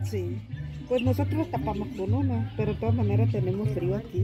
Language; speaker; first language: Spanish; native; Spanish